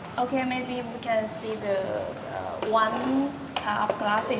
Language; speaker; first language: English; non-native, learner; Chinese